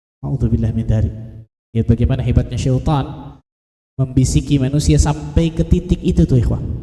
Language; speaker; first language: Indonesian; native; Indonesian